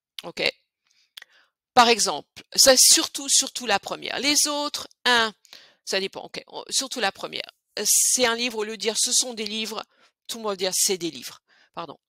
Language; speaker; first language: French; native; French